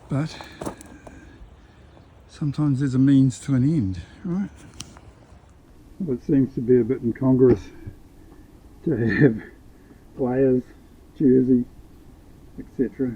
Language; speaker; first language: English; native; English